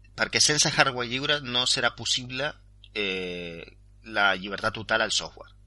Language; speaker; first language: Catalan; non-native, local second language; Spanish